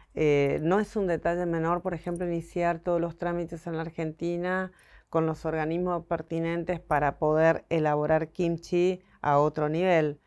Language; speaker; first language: Spanish; native; Spanish